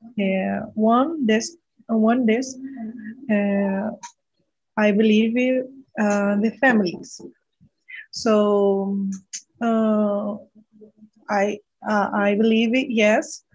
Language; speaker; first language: English; non-native, learner; Portuguese